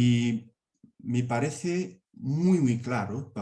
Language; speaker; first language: Spanish; non-native, fluent; English